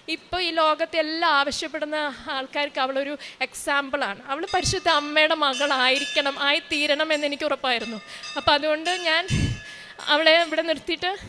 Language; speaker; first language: Malayalam; native; Malayalam